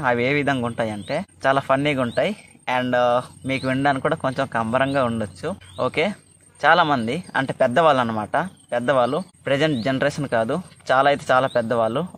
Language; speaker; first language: Telugu; non-native, local second language; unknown